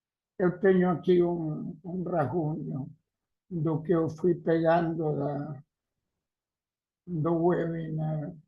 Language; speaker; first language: Portuguese; non-native, learner; Spanish